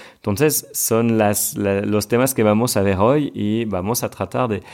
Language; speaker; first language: French; native; French